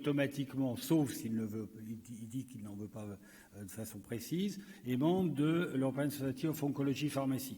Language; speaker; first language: French; native; French